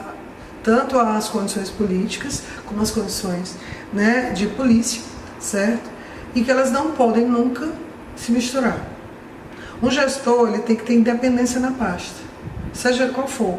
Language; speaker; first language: Portuguese; native; Portuguese